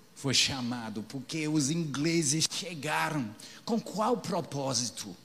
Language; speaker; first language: Portuguese; non-native, fluent; English